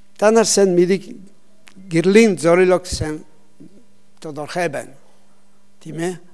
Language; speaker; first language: Mongolian; non-native, learner; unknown